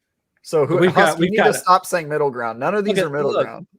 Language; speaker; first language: English; native; English